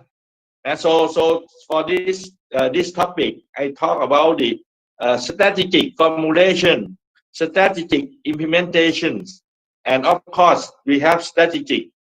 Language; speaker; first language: English; non-native, fluent; Thai